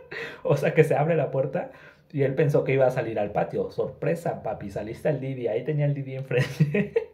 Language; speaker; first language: Spanish; native; Spanish